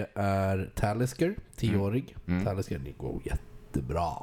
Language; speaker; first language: Swedish; native; Swedish